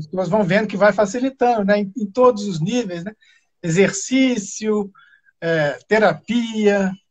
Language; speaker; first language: Portuguese; native; Portuguese